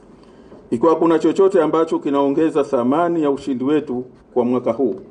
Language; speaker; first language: Swahili; native; Swahili